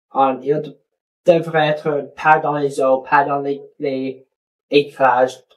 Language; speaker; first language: French; non-native, local second language; English